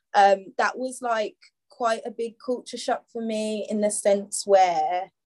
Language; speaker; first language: English; native; English